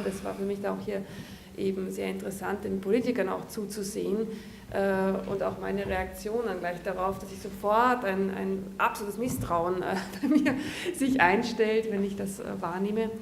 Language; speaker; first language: German; native; German